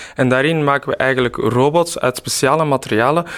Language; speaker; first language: Dutch; native; Dutch